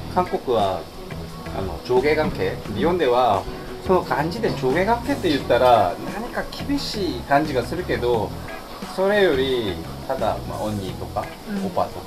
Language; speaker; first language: Japanese; non-native, fluent; Korean